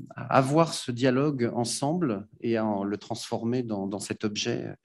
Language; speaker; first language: French; native; French